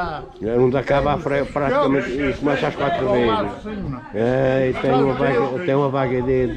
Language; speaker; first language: Portuguese; native; Portuguese